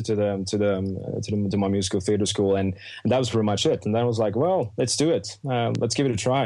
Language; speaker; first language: English; non-native, fluent; Swedish